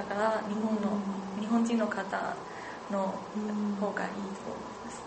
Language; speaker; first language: Japanese; non-native, learner; Chinese